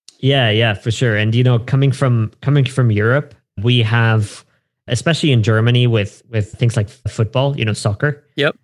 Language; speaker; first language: English; non-native, fluent; German